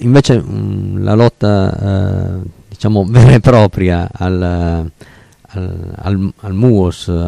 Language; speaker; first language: Italian; native; Italian